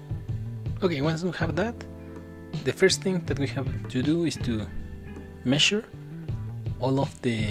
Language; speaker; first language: English; non-native, fluent; Spanish